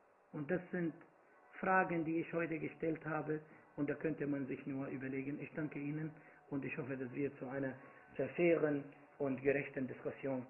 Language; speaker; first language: German; non-native, fluent; Arabic